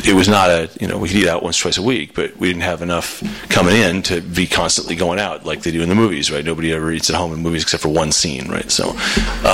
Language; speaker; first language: English; native; English